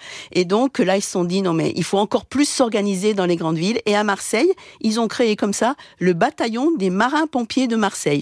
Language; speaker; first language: French; native; French